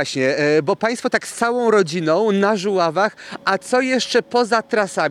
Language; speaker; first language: Polish; native; Polish